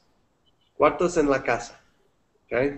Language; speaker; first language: Spanish; non-native, fluent; English